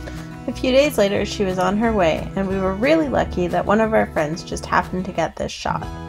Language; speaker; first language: English; native; English